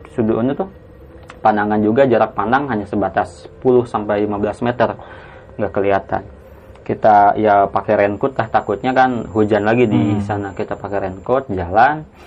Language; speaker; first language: Indonesian; non-native, local second language; Sundanese